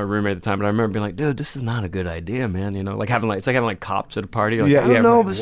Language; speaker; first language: English; native; English